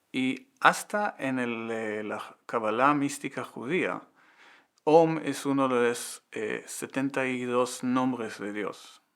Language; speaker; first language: Spanish; non-native, fluent; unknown